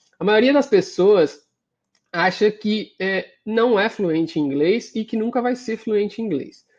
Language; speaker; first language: Portuguese; native; Portuguese